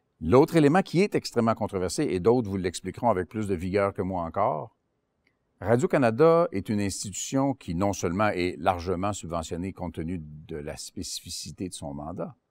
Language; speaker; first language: French; native; French